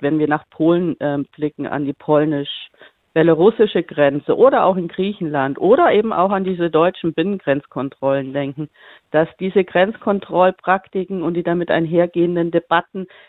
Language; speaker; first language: German; native; German